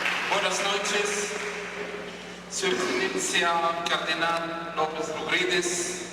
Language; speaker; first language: Spanish; non-native, fluent; Hebrew